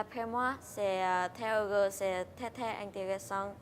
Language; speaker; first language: French; non-native, learner; Vietnamese